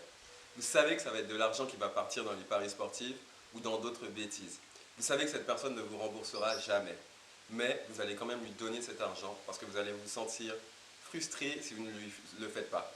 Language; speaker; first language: French; native; French